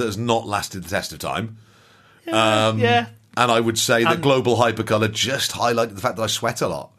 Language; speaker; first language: English; native; English